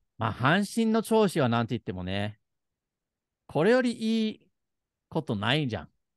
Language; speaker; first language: Japanese; non-native, fluent; English